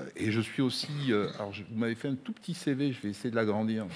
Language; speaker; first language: French; non-native, local second language; Arabic